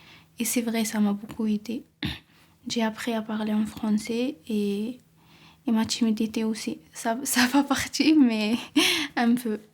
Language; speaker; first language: French; non-native, learner; Arabic